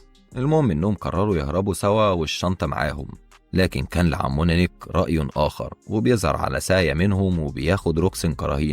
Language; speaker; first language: Arabic; native; Arabic